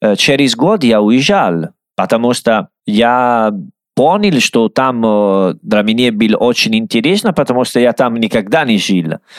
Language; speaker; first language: Russian; non-native, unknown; Italian